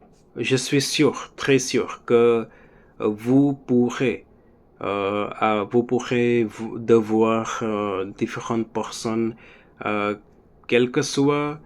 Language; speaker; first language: French; non-native, learner; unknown